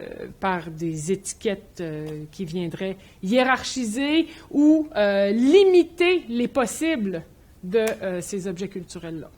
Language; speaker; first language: French; native; French